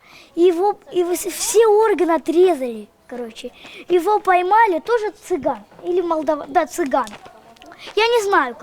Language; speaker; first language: Russian; non-native, local second language; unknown